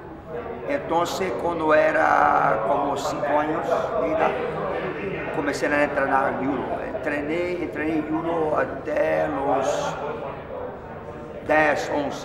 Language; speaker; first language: Spanish; non-native, fluent; Portuguese